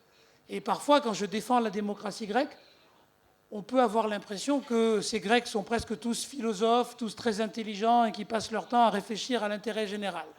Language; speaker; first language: French; native; French